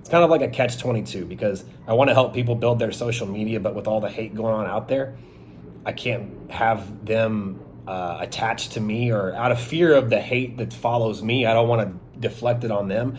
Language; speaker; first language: English; native; English